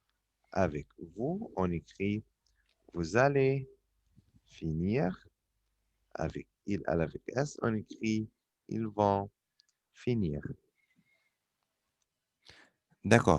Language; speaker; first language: French; non-native, fluent; Arabic